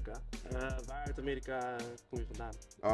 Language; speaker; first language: Dutch; native; Dutch